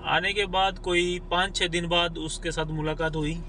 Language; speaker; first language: Hindi; non-native, local second language; Punjabi